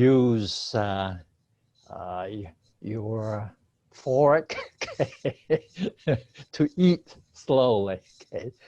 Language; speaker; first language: English; non-native, fluent; Chinese